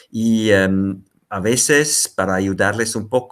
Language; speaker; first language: Spanish; non-native, fluent; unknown